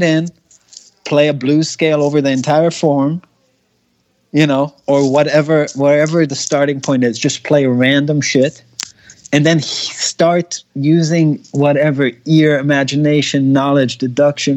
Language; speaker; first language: English; non-native, fluent; Hebrew